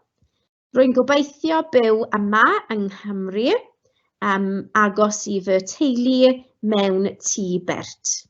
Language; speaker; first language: Welsh; non-native, local second language; English